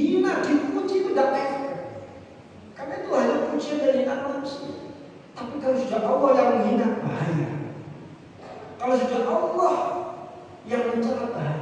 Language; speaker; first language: Indonesian; non-native, local second language; Javanese